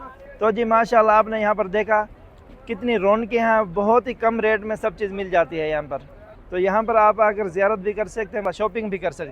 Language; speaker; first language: Hindi; native; Hindi